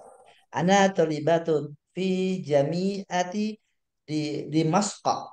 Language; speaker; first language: Arabic; non-native, learner; Indonesian